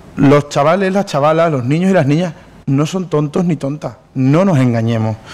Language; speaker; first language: Spanish; native; Spanish